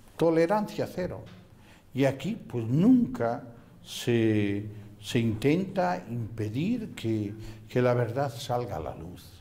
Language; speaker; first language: Spanish; native; Spanish